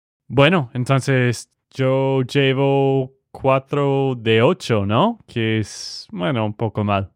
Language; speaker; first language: Spanish; non-native, fluent; English